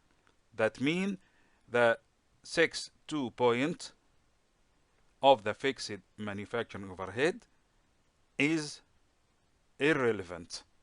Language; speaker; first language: English; non-native, local second language; Arabic